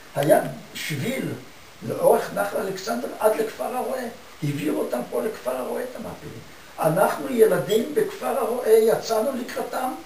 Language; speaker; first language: Hebrew; native; Hebrew